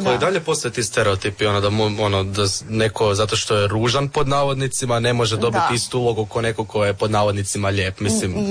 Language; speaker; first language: Serbian; native; Serbian